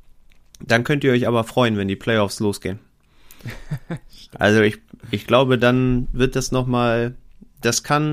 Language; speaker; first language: German; native; German